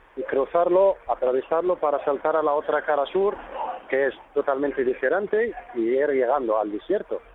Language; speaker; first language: Spanish; non-native, fluent; Arabic